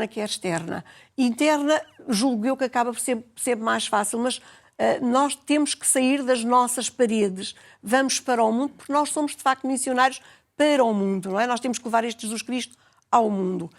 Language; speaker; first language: Portuguese; native; Portuguese